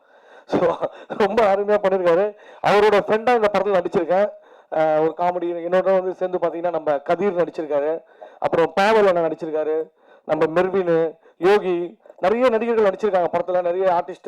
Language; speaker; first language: Tamil; native; Tamil